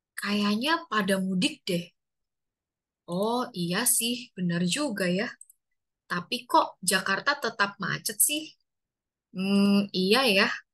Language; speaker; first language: Indonesian; native; Indonesian